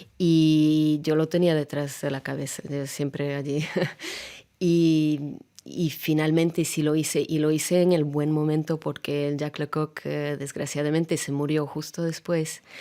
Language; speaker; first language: Spanish; non-native, fluent; Russian